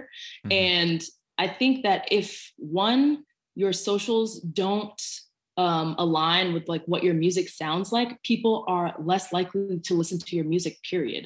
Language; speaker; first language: English; native; English